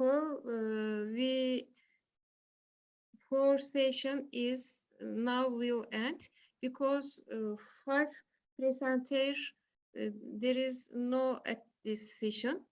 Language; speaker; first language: English; non-native, learner; Turkish